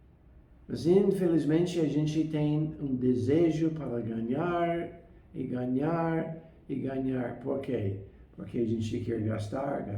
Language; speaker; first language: Portuguese; non-native, fluent; English